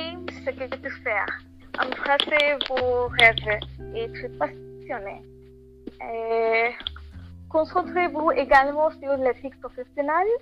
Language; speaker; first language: French; non-native, learner; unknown